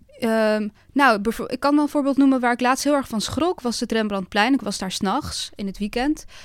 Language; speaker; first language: Dutch; early bilingual, other home language; Bosnian